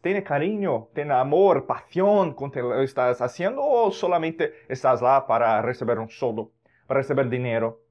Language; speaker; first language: Spanish; non-native, fluent; Portuguese